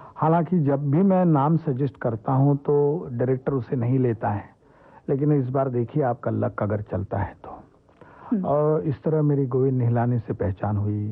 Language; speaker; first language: Hindi; non-native, local second language; Marathi